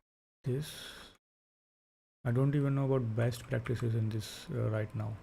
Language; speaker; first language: English; non-native, local second language; Hindi